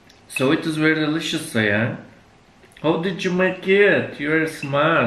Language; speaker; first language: English; non-native, learner; Turkish